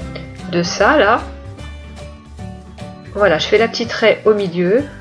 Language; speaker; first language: French; native; French